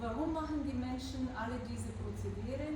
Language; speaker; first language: German; non-native, fluent; Bulgarian